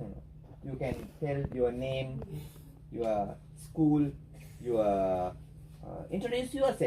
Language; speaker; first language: English; non-native, learner; Sinhala